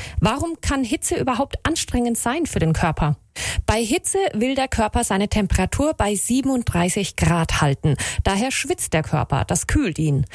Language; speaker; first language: German; native; German